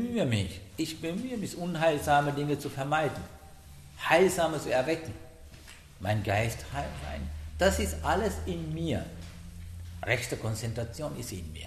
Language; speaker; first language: German; non-native, learner; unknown